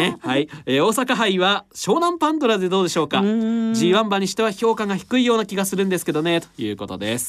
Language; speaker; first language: Japanese; native; Japanese